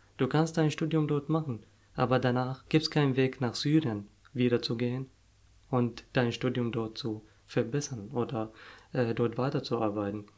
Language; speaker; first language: German; non-native, fluent; Arabic